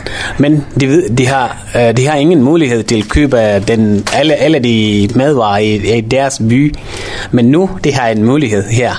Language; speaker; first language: Danish; non-native, learner; Tamil